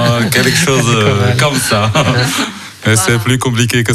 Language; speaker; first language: French; non-native, fluent; Chinese